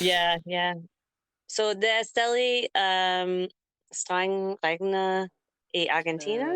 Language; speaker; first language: Danish; non-native, learner; English